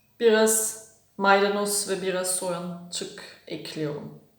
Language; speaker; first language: Turkish; non-native, fluent; German